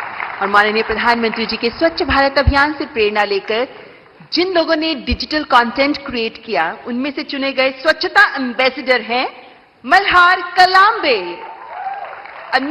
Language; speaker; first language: Hindi; native; Hindi